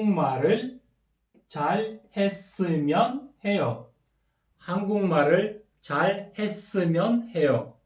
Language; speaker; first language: Korean; non-native, fluent; Kyrgyz